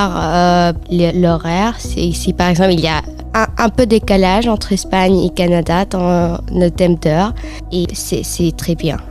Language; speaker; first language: French; non-native, fluent; Spanish